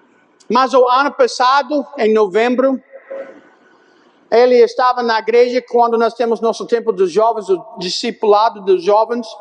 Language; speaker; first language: Portuguese; non-native, fluent; English